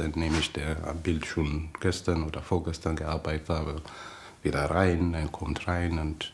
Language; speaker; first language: German; non-native, fluent; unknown